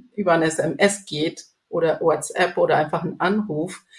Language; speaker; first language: German; non-native, fluent; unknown